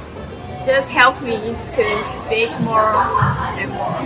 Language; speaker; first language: English; non-native, learner; Chinese